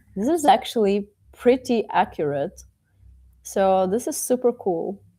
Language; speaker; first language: English; non-native, fluent; Czech